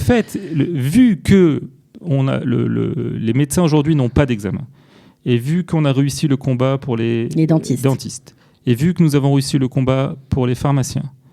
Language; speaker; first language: French; native; French